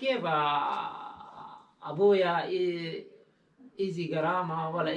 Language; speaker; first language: Arabic; non-native, learner; Indonesian